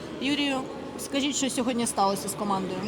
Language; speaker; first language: Ukrainian; native; Ukrainian